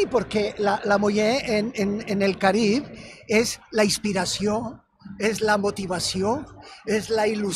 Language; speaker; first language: Catalan; non-native, fluent; Spanish